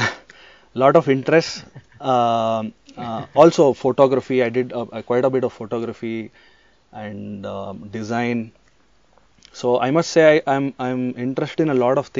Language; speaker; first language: English; non-native, local second language; Kannada